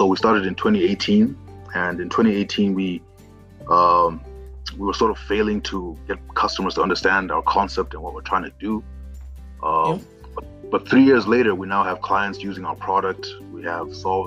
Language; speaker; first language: English; non-native, local second language; Shona